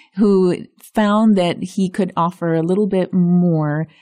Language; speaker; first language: English; early bilingual, other home language; Spanish